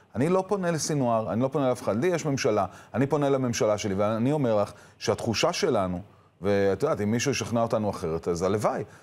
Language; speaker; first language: Hebrew; native; Hebrew